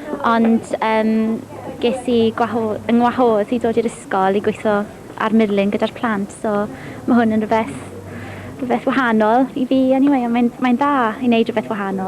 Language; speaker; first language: Welsh; native; Welsh